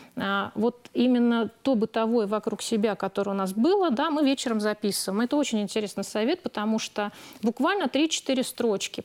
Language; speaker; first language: Russian; native; Russian